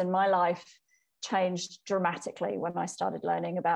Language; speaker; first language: English; native; English